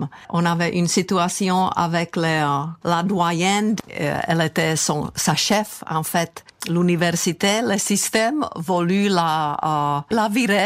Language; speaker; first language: French; non-native, fluent; Czech